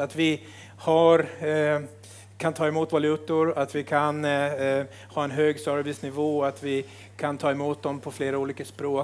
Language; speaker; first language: Swedish; native; Swedish